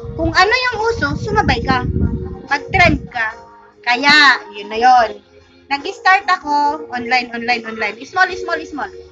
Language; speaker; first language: Filipino; native; Filipino